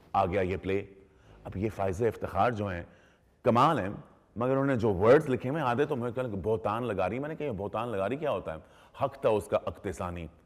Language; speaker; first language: Urdu; early bilingual, heritage; Urdu